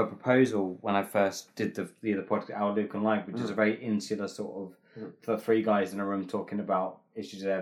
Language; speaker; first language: English; native; English